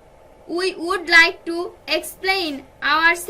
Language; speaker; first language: English; non-native, fluent; Bangla